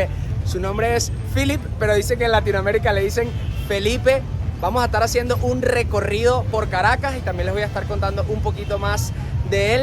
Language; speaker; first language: Spanish; native; Spanish